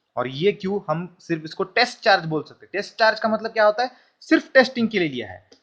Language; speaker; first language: Hindi; non-native, local second language; Marathi